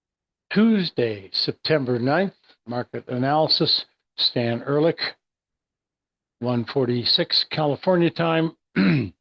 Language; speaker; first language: English; native; English